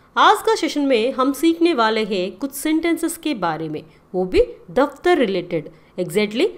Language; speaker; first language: Hindi; non-native, local second language; Telugu